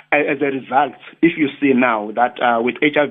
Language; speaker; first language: English; non-native, local second language; Xhosa